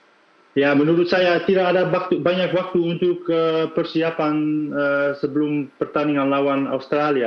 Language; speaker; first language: Indonesian; non-native, fluent; Dutch